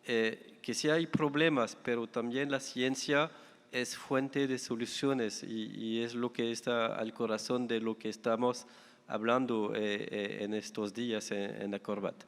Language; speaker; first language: Spanish; non-native, fluent; French